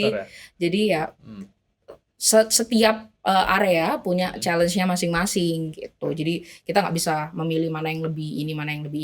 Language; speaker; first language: Indonesian; native; Indonesian